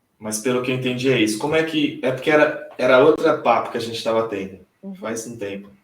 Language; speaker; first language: Portuguese; native; Portuguese